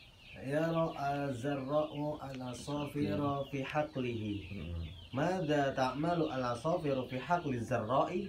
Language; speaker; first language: Arabic; non-native, learner; Indonesian